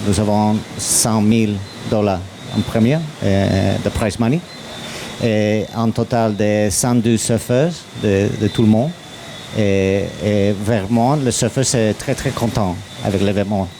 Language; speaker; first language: French; non-native, learner; English